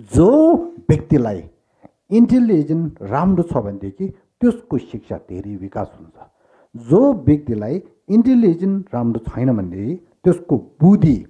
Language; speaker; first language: Nepali; non-native, local second language; Tibetan